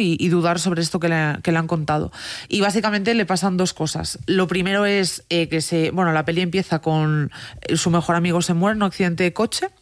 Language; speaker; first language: Spanish; native; Spanish